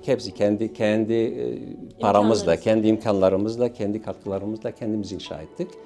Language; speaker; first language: Turkish; non-native, local second language; Syriac